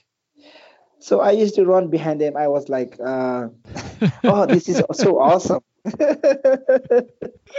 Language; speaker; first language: English; non-native, local second language; Nepali